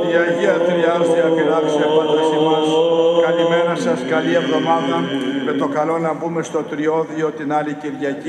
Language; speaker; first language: Greek; native; Greek